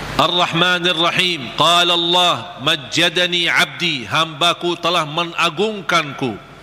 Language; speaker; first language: Malay; non-native, fluent; Arabic